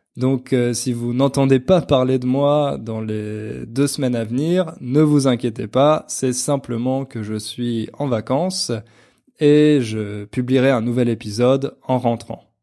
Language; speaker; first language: French; native; French